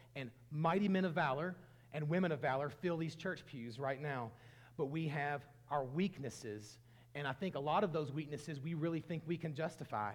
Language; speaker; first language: English; native; English